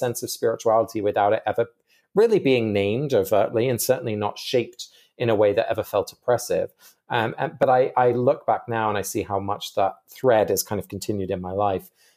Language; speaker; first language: English; native; English